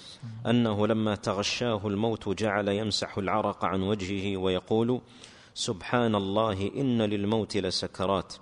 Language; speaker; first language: Arabic; native; Arabic